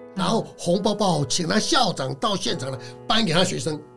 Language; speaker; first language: Chinese; native; Chinese